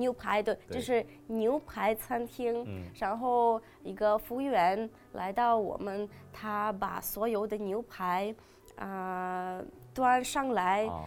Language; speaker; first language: Chinese; non-native, fluent; Russian